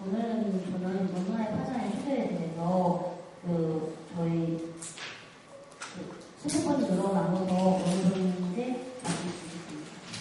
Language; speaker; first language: Korean; non-native, fluent; Chinese